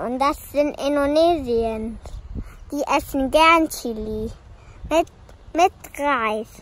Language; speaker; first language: German; early bilingual, other home language; Indonesian